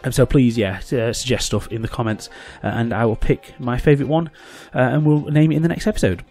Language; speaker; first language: English; native; English